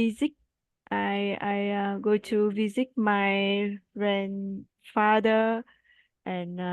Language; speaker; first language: English; non-native, learner; Vietnamese